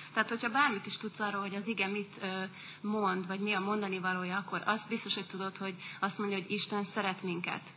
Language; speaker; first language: Hungarian; native; Hungarian